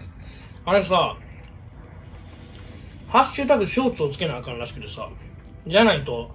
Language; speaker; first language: Japanese; native; Japanese